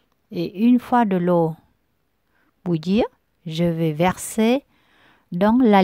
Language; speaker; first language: French; non-native, learner; Vietnamese